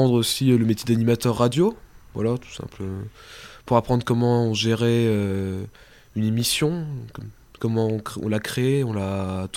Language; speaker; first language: French; native; French